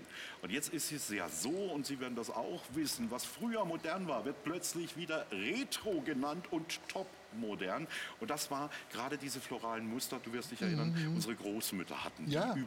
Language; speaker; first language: German; native; German